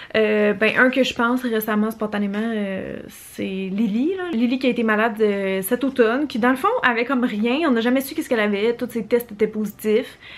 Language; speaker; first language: French; native; French